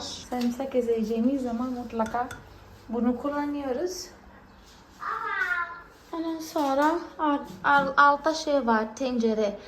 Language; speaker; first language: Turkish; non-native, fluent; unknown